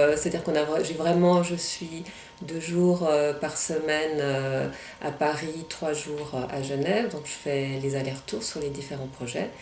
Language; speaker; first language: French; non-native, local second language; German